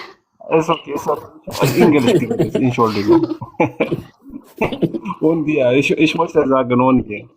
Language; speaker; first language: German; non-native, learner; Amharic